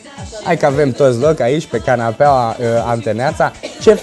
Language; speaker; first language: Romanian; native; Romanian